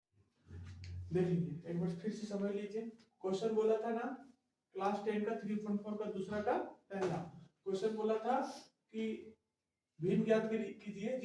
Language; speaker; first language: Hindi; native; Hindi